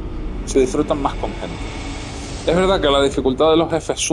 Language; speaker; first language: Spanish; native; Spanish